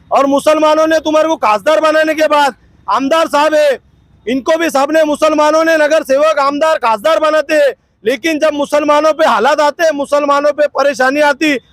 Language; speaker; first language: Hindi; non-native, local second language; Urdu